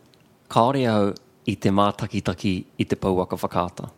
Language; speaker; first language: Māori; non-native, learner; English